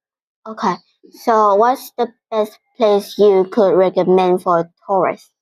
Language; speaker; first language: English; non-native, fluent; Vietnamese